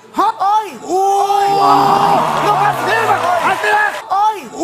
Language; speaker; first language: Spanish; non-native, learner; Japanese